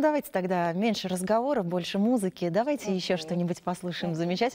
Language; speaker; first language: Russian; native; Russian